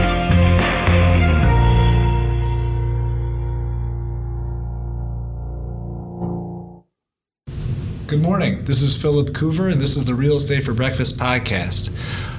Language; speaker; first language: English; native; English